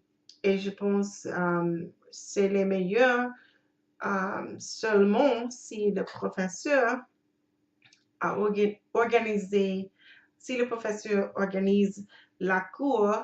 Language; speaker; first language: French; non-native, learner; English